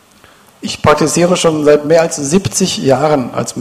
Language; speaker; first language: German; native; German